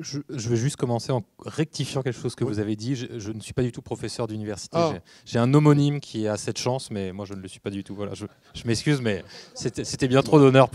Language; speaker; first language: French; native; French